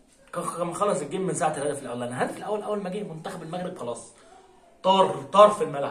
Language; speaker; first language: Arabic; native; Arabic